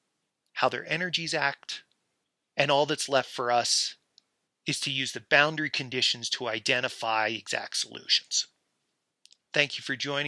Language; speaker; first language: English; native; English